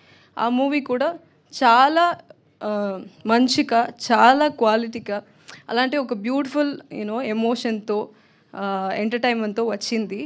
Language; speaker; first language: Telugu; non-native, learner; Tamil